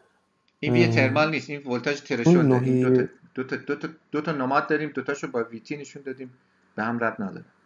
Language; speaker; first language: Persian; native; Persian